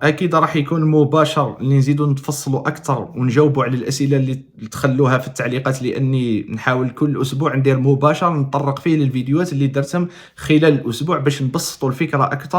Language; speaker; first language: Arabic; native; Arabic